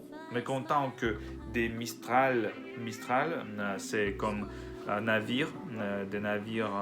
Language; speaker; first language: French; non-native, learner; Russian